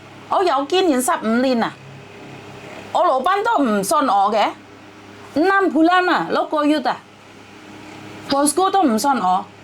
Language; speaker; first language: Cantonese; non-native, fluent; Javanese